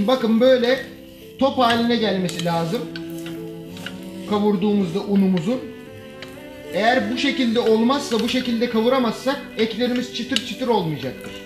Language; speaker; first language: Turkish; native; Turkish